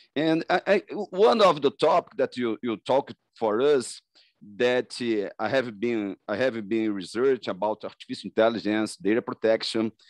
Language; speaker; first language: English; non-native, learner; Portuguese